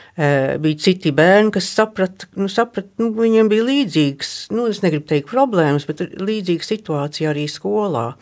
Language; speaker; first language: Latvian; early bilingual, heritage; Latvian